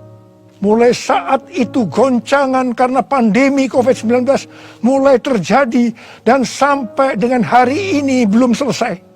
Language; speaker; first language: Indonesian; native; Indonesian